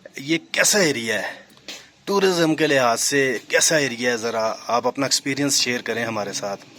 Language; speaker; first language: Urdu; non-native, local second language; Punjabi